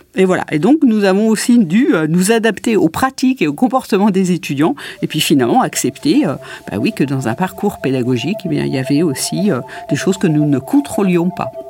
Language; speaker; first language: French; native; French